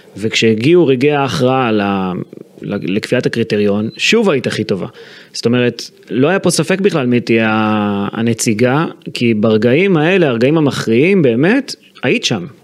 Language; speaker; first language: Hebrew; native; Hebrew